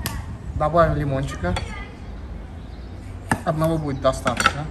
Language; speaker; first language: Russian; native; Russian